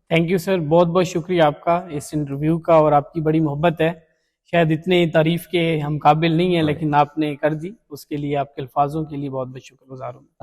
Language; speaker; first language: Urdu; non-native, local second language; Saraiki